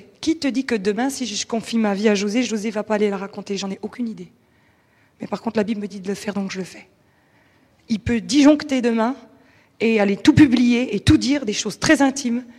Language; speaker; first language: French; native; French